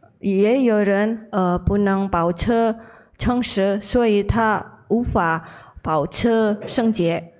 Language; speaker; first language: Chinese; non-native, learner; Indonesian